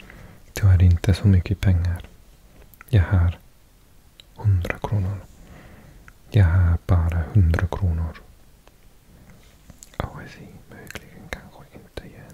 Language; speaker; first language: Swedish; non-native, learner; English